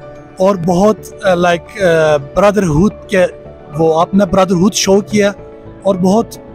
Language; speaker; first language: Hindi; non-native, learner; Turkish